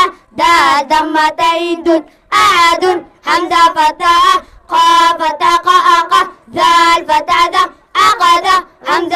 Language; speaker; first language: Arabic; non-native, learner; Somali